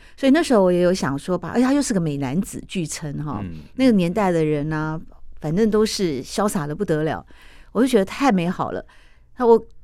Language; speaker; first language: Chinese; native; Chinese